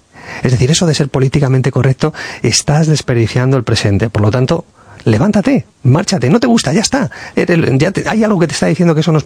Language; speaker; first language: Spanish; native; Spanish